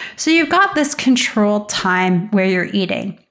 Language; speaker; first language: English; native; English